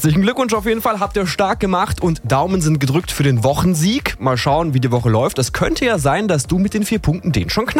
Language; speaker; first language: German; native; German